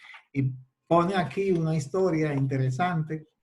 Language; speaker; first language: Spanish; native; Spanish